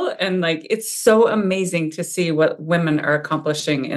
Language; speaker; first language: English; native; English